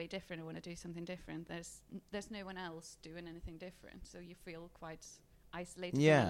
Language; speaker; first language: English; non-native, fluent; Icelandic